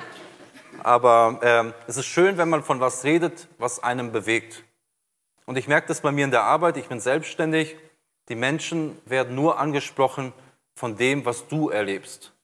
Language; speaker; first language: German; non-native, fluent; Portuguese